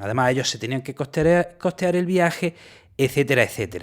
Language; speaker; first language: Spanish; native; Spanish